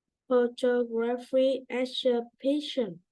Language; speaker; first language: English; non-native, learner; Vietnamese